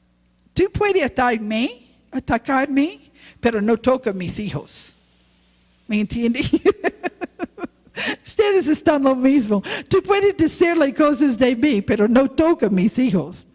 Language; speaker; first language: Spanish; non-native, learner; English